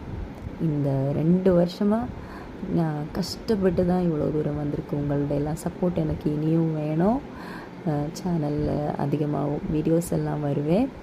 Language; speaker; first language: Tamil; non-native, learner; Malayalam